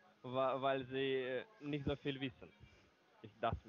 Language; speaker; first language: German; non-native, learner; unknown